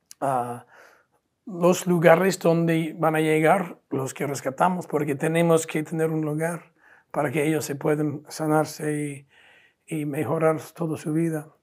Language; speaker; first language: Spanish; non-native, fluent; English